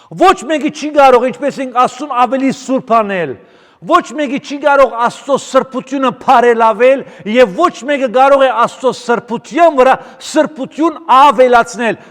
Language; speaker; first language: Armenian; early bilingual, heritage; Armenian